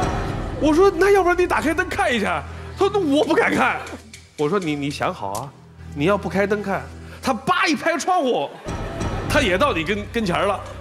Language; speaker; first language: Chinese; native; Chinese